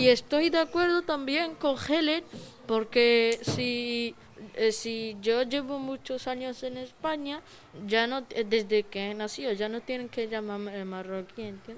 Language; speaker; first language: Spanish; early bilingual, other home language; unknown